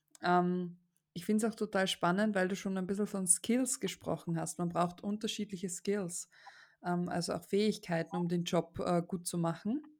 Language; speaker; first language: German; native; German